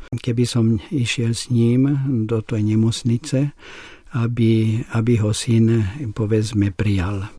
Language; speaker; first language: Slovak; non-native, local second language; Hungarian